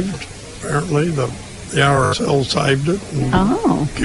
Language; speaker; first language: English; native; English